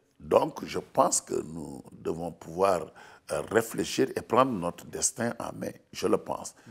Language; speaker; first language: French; non-native, local second language; Wolof